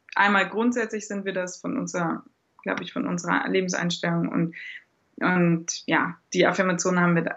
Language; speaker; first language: German; native; German